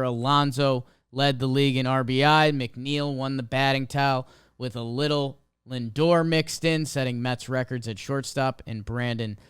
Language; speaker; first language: English; native; English